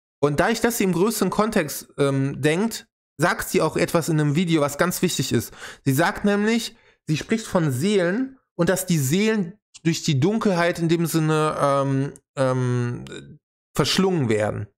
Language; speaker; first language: German; native; German